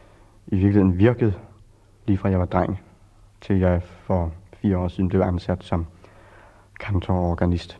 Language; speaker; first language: Danish; early bilingual, other home language; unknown